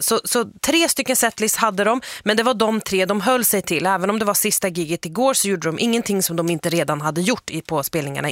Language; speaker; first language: Swedish; native; Swedish